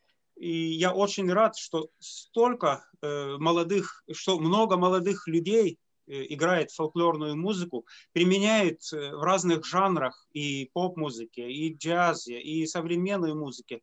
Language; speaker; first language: Russian; non-native, local second language; Lithuanian